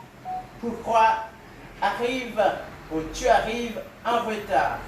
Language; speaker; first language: French; non-native, local second language; Haitian Creole